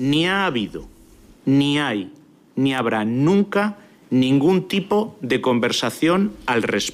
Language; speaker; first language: Spanish; native; Spanish